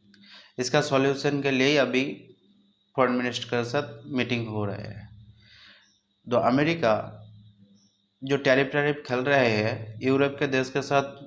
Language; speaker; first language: Hindi; non-native, local second language; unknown